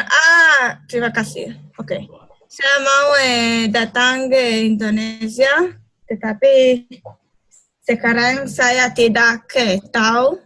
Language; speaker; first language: Indonesian; non-native, learner; Hebrew